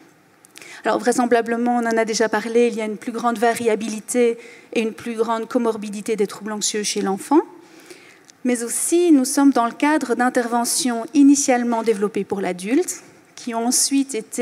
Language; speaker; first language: French; native; French